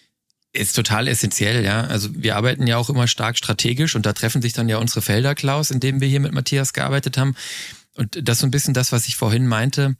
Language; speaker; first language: German; native; German